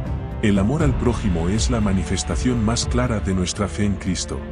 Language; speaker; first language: Spanish; native; Spanish